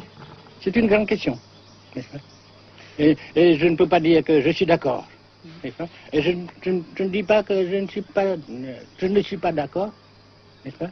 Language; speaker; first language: French; non-native, fluent; Vietnamese